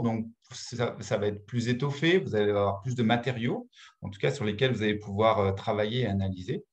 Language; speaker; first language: French; native; French